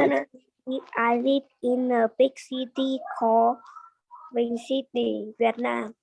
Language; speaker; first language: English; non-native, learner; Vietnamese